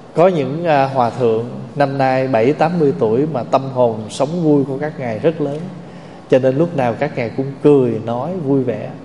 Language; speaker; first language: Vietnamese; native; Vietnamese